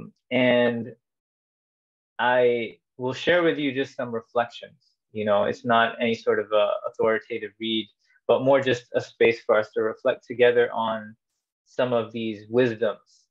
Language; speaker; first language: English; native; English